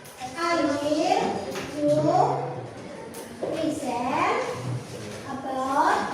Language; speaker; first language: English; non-native, learner; Indonesian